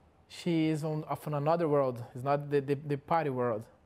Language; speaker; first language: English; non-native, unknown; Portuguese